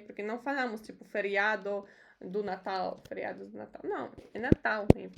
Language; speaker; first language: Portuguese; non-native, fluent; Polish